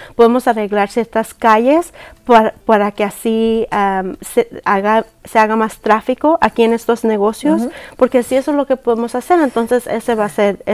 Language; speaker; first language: Spanish; early bilingual, heritage; Spanish